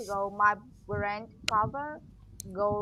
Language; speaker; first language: English; non-native, learner; Vietnamese